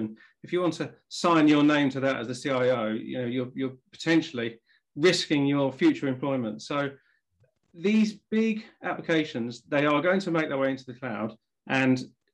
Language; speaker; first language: English; native; English